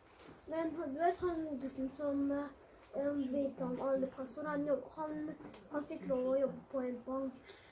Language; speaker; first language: Norwegian; early bilingual, other home language; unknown